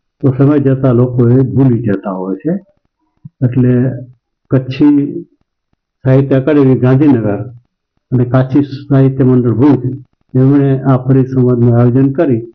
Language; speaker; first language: Gujarati; non-native, local second language; Kachhi